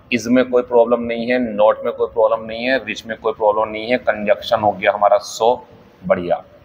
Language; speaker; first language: Hindi; native; Hindi